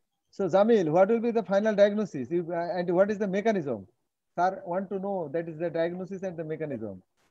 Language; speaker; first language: English; non-native, local second language; Bangla